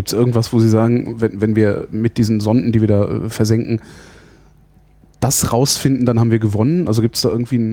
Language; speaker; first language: German; native; German